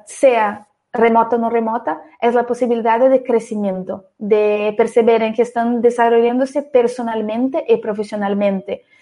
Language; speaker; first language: Spanish; non-native, fluent; Portuguese